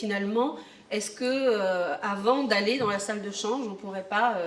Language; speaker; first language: French; native; French